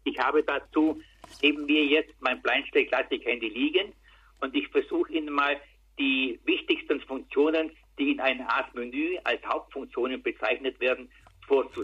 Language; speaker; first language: German; native; German